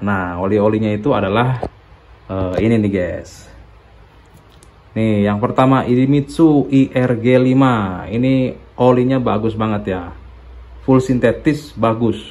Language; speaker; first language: Indonesian; non-native, local second language; Sundanese